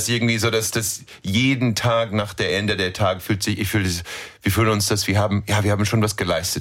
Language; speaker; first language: German; non-native, learner; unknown